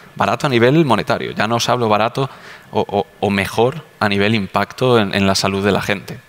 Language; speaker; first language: Spanish; native; Spanish